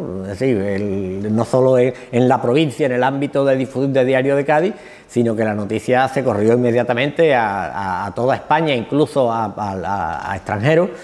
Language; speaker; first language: Spanish; native; Spanish